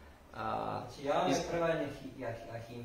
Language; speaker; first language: Croatian; native; Croatian